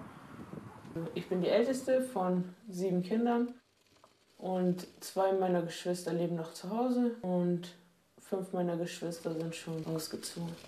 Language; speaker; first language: German; native; German